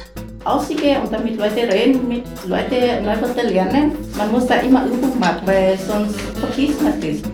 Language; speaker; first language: German; non-native, fluent; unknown